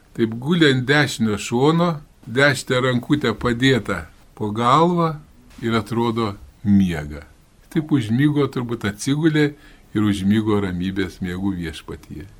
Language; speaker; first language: Lithuanian; native; Lithuanian